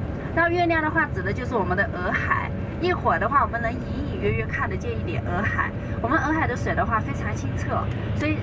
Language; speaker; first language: Chinese; native; Chinese